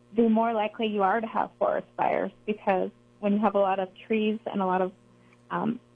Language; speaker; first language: English; native; English